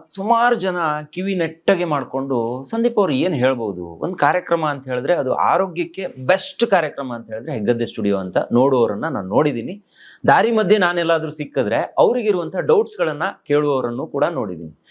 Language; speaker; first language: Kannada; native; Kannada